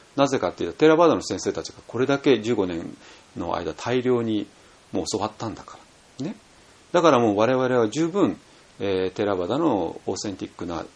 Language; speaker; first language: Japanese; native; Japanese